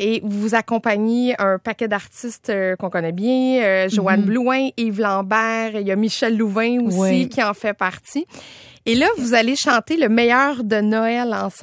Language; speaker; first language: French; native; French